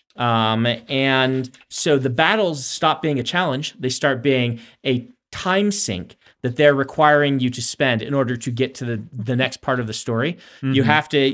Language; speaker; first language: English; native; English